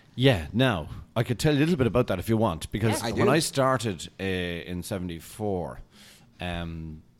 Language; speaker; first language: English; native; English